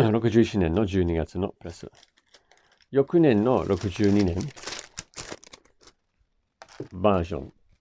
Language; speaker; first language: Japanese; non-native, fluent; English